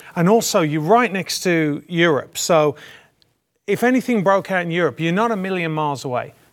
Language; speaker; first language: English; native; English